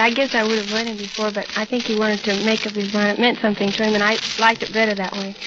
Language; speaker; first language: English; native; English